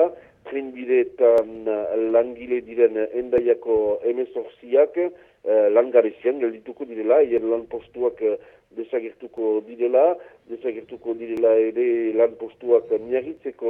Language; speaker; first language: Basque; native; Basque